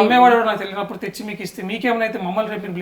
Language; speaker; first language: Telugu; native; Telugu